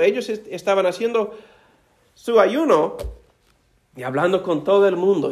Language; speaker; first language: Spanish; non-native, fluent; English